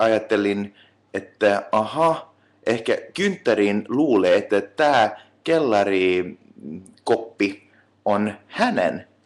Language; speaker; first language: Finnish; non-native, local second language; Swedish